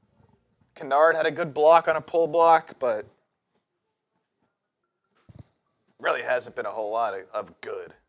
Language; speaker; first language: English; native; English